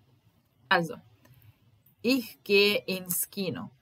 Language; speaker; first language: German; non-native, fluent; Serbian